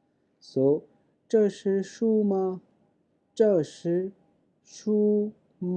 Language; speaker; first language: Chinese; non-native, fluent; Urdu